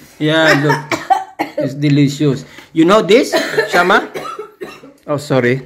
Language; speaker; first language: English; non-native, local second language; Filipino